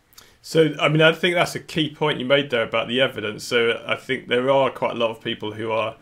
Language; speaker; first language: English; native; English